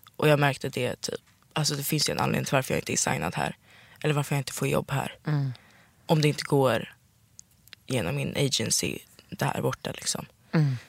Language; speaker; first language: Swedish; native; Swedish